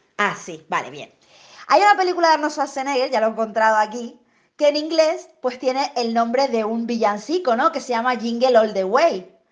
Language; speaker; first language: Spanish; native; Spanish